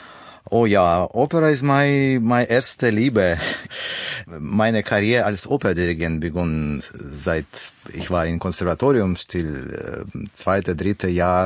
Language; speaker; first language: German; non-native, learner; Russian